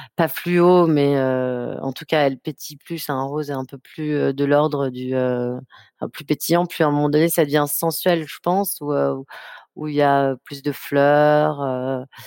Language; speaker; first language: French; native; French